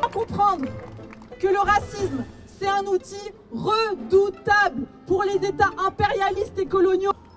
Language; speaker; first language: French; native; French